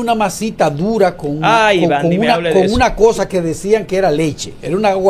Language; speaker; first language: Spanish; native; Spanish